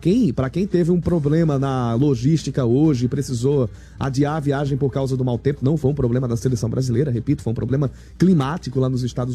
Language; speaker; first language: Portuguese; native; Portuguese